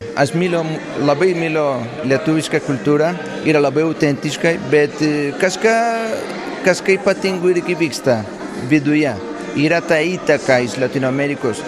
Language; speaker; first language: Lithuanian; early bilingual, heritage; Spanish